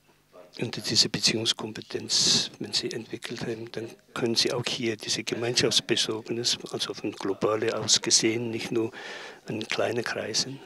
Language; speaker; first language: German; non-native, learner; Tibetan